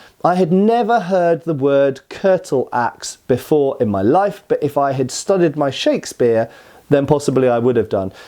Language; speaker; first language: English; native; English